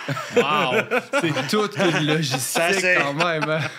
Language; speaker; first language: French; native; French